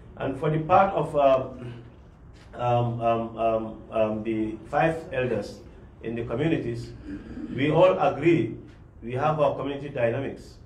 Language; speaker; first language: English; non-native, local second language; Mandingo